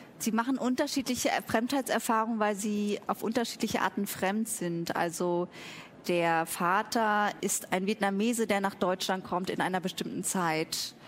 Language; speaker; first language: German; early bilingual, other home language; Vietnamese